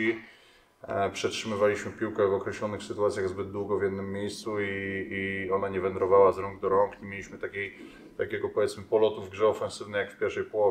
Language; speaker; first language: Polish; native; Polish